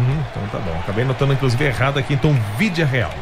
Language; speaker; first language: Portuguese; native; Portuguese